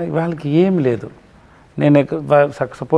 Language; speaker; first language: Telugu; non-native, local second language; Tamil